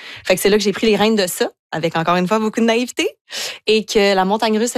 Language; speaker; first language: French; native; French